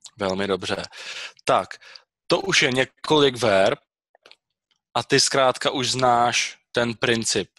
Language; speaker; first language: Czech; native; Czech